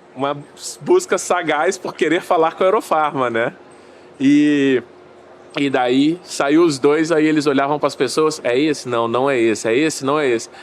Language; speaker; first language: Portuguese; native; Portuguese